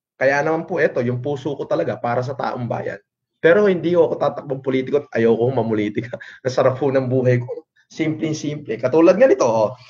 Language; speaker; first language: Filipino; non-native, local second language; Iloko